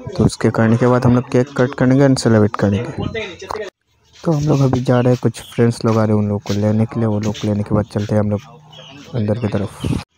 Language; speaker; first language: Hindi; native; Hindi